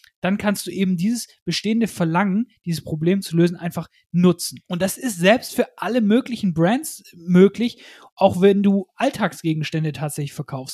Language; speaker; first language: German; native; German